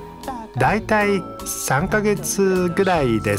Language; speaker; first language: Japanese; non-native, fluent; Chinese